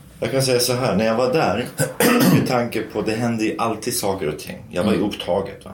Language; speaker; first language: Swedish; non-native, fluent; Kurdish